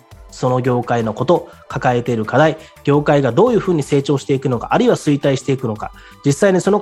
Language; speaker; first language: Japanese; native; Japanese